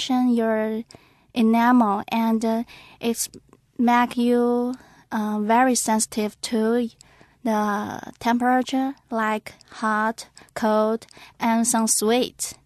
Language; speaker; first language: English; non-native, learner; Chinese